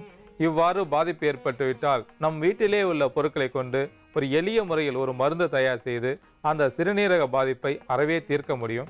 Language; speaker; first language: Tamil; native; Tamil